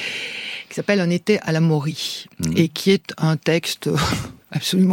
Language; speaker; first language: French; native; French